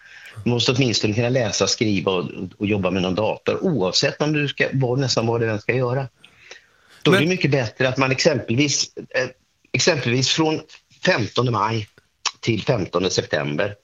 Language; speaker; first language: Swedish; native; Swedish